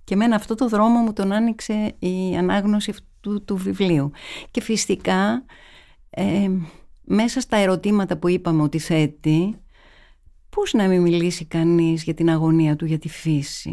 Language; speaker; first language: Greek; native; Greek